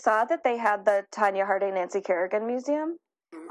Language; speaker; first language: English; native; English